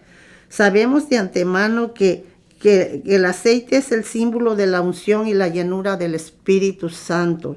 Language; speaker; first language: Spanish; native; Spanish